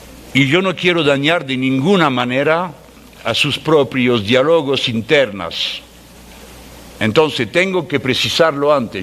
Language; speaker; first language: Spanish; non-native, fluent; French